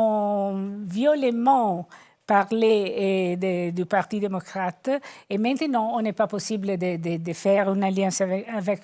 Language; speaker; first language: French; non-native, fluent; Italian